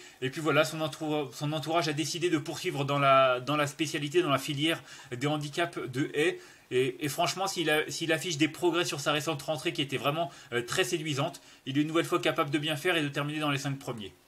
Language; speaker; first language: French; native; French